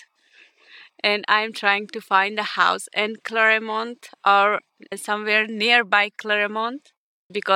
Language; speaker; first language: English; non-native, fluent; Ukrainian